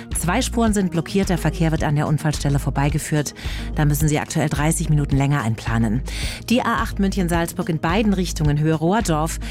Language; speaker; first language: German; native; German